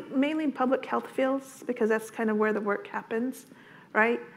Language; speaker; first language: English; native; English